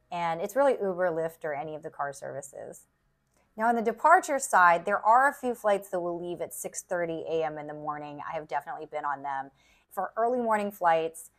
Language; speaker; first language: English; native; English